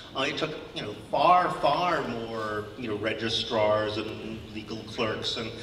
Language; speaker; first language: English; native; English